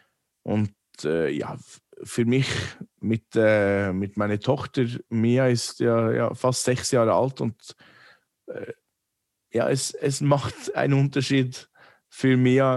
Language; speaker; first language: German; non-native, fluent; English